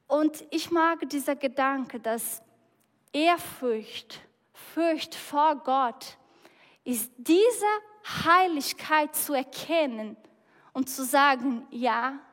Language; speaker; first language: German; non-native, fluent; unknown